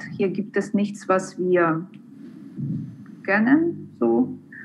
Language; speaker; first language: German; non-native, fluent; Ukrainian